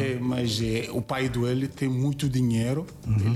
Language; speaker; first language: Portuguese; non-native, learner; Yoruba